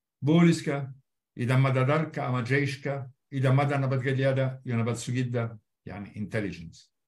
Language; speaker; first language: Somali; non-native, fluent; Italian